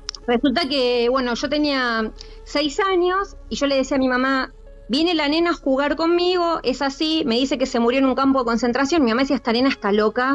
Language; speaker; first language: Spanish; native; Spanish